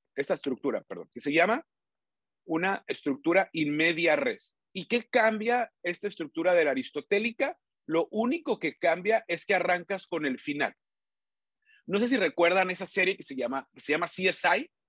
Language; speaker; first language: Spanish; native; Spanish